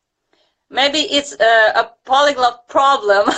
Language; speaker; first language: English; non-native, fluent; Russian